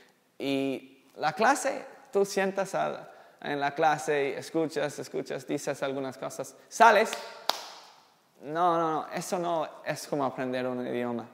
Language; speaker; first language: Spanish; non-native, fluent; English